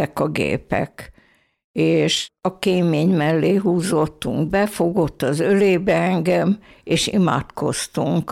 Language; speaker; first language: Hungarian; native; Hungarian